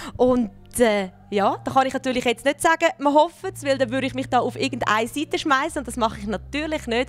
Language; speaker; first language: German; native; German